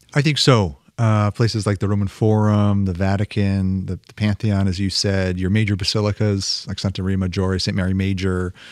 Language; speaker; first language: English; native; English